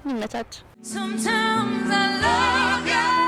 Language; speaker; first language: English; non-native, fluent; Amharic